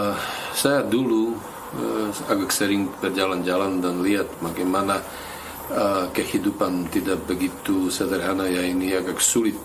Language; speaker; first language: Indonesian; non-native, fluent; Slovak